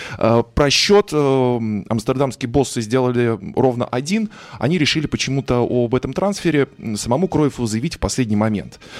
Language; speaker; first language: Russian; native; Russian